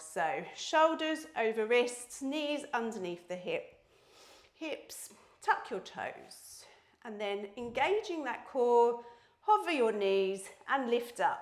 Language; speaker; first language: English; native; English